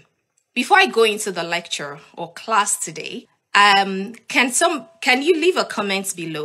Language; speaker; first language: English; non-native, local second language; Yoruba